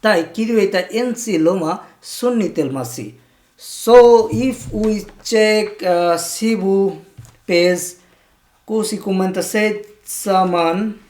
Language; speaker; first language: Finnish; non-native, learner; Bangla